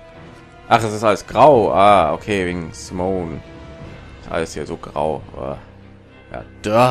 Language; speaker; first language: German; native; German